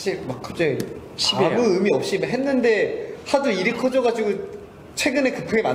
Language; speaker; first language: Korean; native; Korean